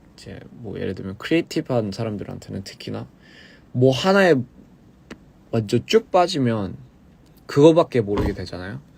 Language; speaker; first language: Korean; early bilingual, other home language; English